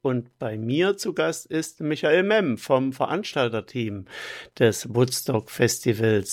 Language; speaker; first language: German; native; German